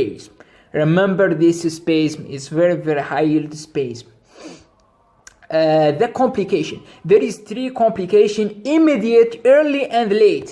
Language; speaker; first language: English; non-native, local second language; Arabic